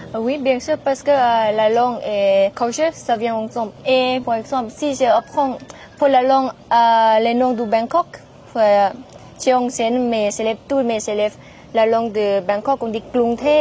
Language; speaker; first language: French; non-native, learner; Thai